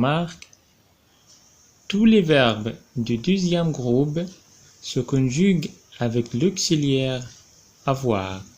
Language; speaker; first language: French; non-native, local second language; Arabic